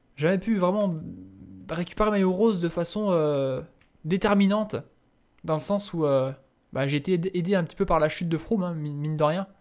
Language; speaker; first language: French; native; French